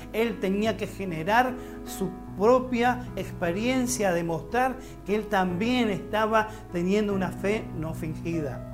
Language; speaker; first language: Spanish; native; Spanish